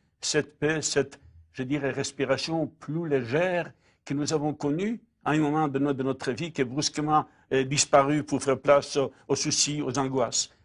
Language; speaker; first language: French; non-native, fluent; Polish